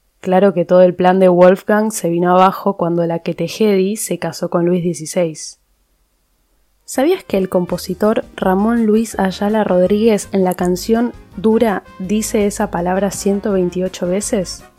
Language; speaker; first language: Spanish; native; Spanish